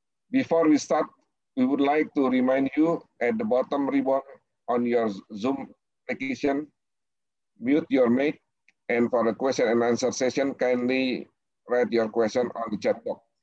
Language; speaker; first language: English; non-native, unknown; Indonesian